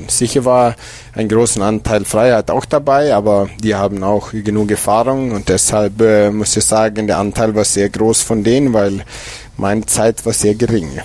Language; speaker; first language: German; non-native, fluent; Swedish